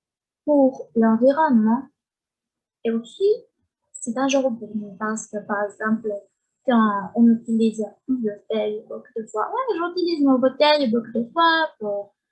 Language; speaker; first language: French; non-native, learner; Spanish